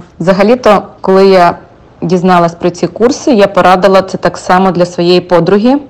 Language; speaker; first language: Ukrainian; native; Ukrainian